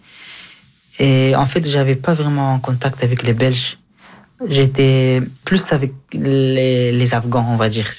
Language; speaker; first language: French; early bilingual, other home language; Hazaragi